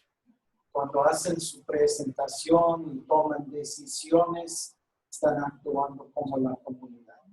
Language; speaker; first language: Spanish; non-native, fluent; English